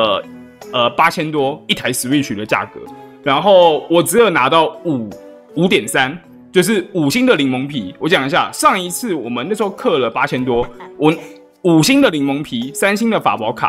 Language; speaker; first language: Chinese; native; Chinese